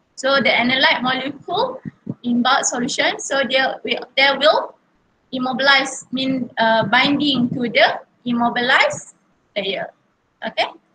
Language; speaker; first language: English; non-native, local second language; Malay